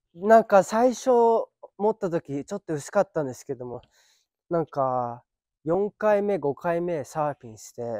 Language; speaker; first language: Japanese; early bilingual, heritage; Japanese